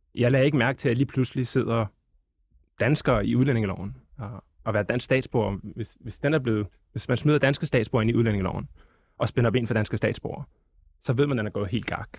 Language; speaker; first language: Danish; native; Danish